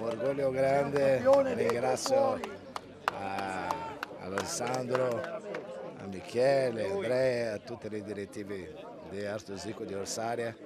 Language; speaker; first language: Italian; non-native, fluent; Portuguese